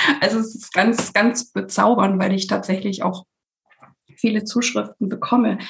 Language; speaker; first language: German; native; German